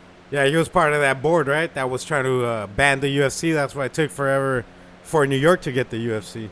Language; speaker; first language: English; early bilingual, other home language; Spanish